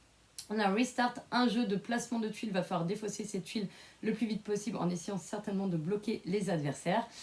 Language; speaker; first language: French; native; French